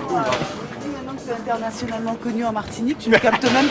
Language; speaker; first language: French; native; French